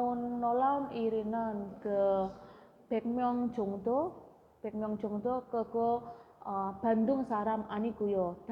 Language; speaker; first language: Korean; non-native, learner; Indonesian